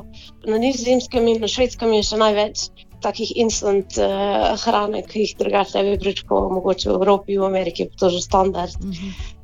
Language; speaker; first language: Slovenian; early bilingual, heritage; Slovenian